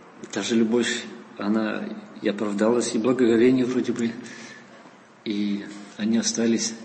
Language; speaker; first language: Russian; non-native, fluent; Dutch